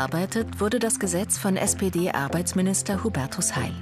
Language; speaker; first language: German; native; German